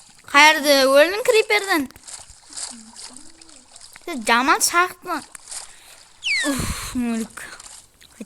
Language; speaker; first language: Kazakh; native; Kazakh